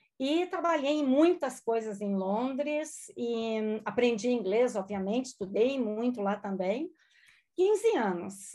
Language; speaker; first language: Portuguese; non-native, local second language; German